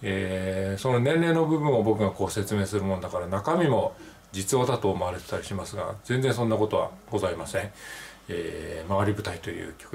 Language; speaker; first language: Japanese; native; Japanese